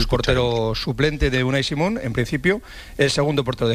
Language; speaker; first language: Spanish; native; Spanish